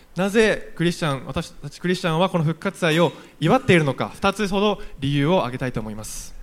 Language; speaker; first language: Japanese; native; Japanese